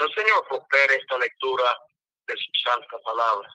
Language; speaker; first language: Spanish; non-native, fluent; English